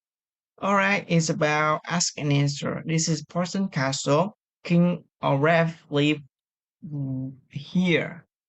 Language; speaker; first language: English; non-native, fluent; Vietnamese